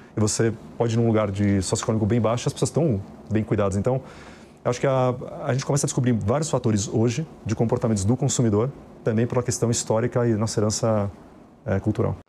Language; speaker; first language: Portuguese; native; Portuguese